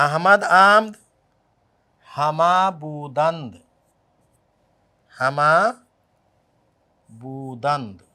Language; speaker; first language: Persian; non-native, learner; Urdu